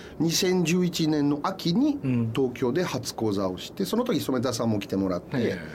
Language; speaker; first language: Japanese; non-native, fluent; French